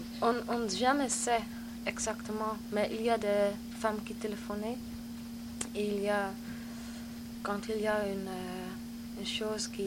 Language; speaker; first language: French; non-native, learner; Dutch